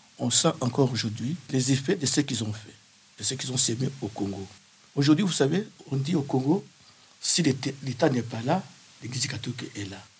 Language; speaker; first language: French; non-native, local second language; Kongo